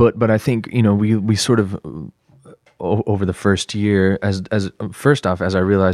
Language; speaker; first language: English; native; English